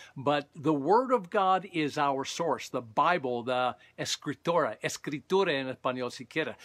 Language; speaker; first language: English; native; English